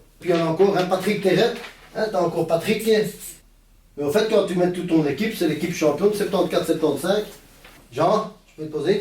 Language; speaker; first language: French; native; French